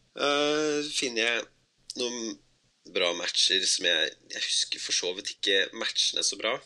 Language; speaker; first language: Norwegian; early bilingual, other home language; Spanish